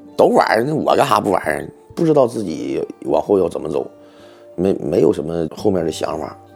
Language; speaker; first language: Chinese; native; Chinese